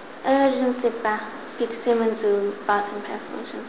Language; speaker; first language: French; non-native, learner; English